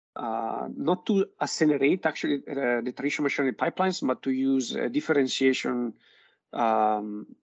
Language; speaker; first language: English; non-native, fluent; Italian